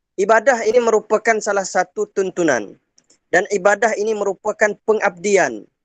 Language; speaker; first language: Malay; non-native, local second language; Iban